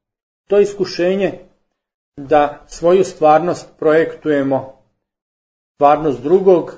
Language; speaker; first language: Serbian; native; Serbian